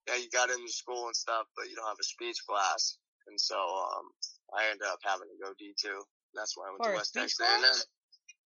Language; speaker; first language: English; native; English